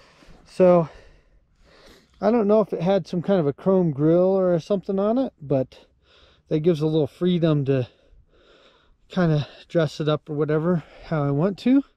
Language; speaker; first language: English; native; English